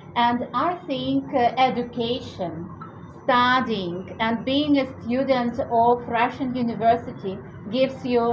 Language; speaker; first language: English; non-native, fluent; Russian